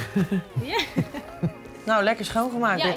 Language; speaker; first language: Dutch; native; Dutch